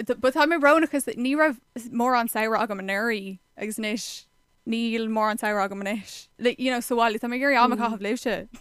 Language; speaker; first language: Irish; non-native, local second language; English